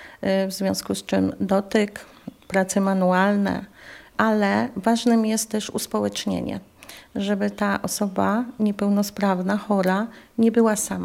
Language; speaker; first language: Polish; native; Polish